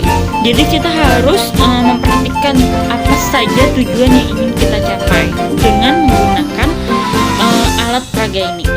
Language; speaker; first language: Indonesian; native; Indonesian